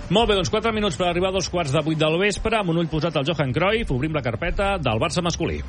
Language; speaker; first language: Catalan; native; Catalan